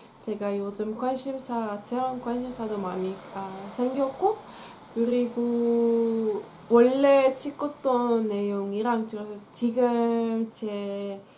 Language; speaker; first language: Korean; non-native, fluent; Dutch